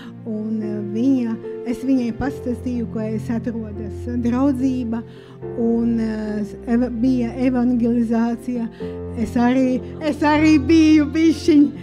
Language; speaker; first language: Latvian; non-native, local second language; Russian